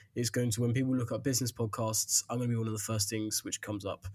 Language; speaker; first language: English; native; English